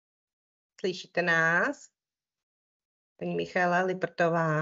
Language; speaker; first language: Czech; native; Czech